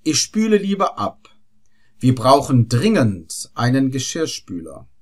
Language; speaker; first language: German; non-native, fluent; Arabic